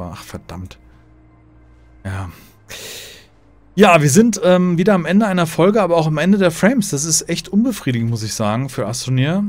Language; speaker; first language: German; native; German